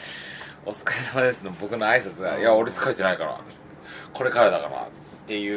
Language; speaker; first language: Japanese; native; Japanese